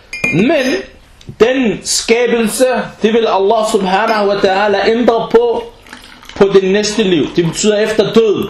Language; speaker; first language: Danish; early bilingual, other home language; Arabic